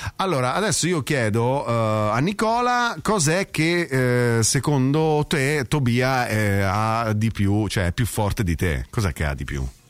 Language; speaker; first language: Italian; native; Italian